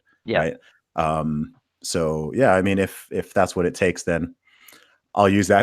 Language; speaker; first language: English; native; English